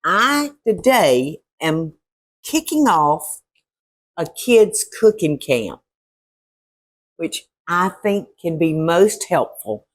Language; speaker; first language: English; native; English